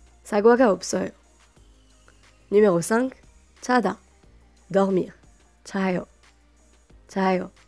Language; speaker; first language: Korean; non-native, learner; French